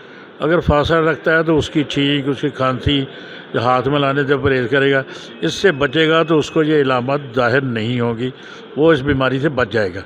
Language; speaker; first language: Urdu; non-native, local second language; Punjabi